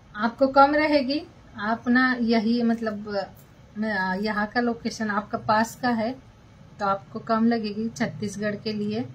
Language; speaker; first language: Hindi; non-native, local second language; Marathi